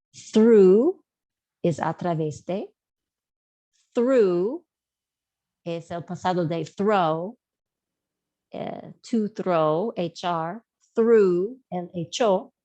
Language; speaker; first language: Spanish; non-native, fluent; English